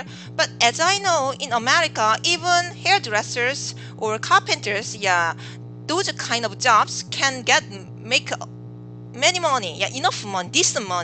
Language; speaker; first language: English; non-native, learner; Korean